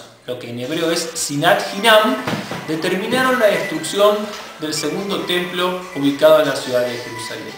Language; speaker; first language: Spanish; native; Spanish